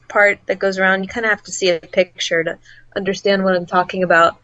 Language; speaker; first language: English; native; English